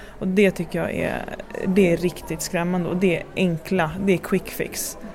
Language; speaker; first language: Swedish; native; Swedish